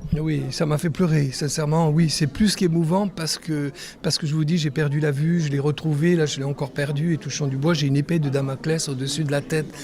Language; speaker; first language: French; non-native, local second language; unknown